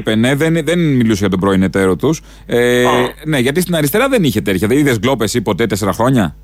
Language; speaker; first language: Greek; native; Greek